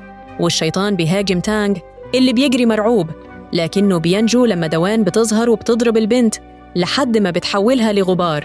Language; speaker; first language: Arabic; native; Arabic